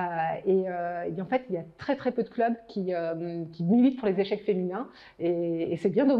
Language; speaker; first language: French; native; French